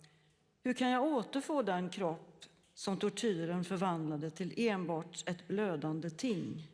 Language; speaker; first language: Swedish; native; Swedish